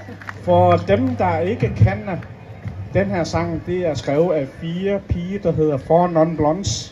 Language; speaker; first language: Danish; early bilingual, other home language; Vietnamese